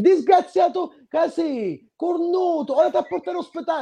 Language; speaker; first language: Italian; early bilingual, heritage; Italian